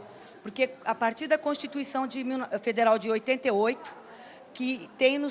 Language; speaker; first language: Portuguese; native; Portuguese